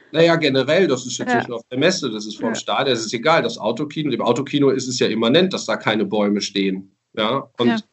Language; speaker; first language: German; native; German